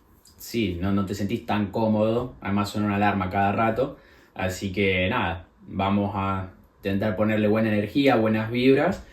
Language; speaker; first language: Spanish; native; Spanish